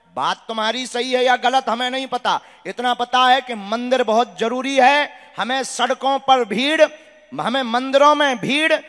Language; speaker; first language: Hindi; non-native, local second language; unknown